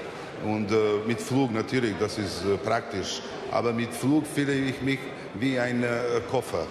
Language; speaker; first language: German; non-native, fluent; Serbian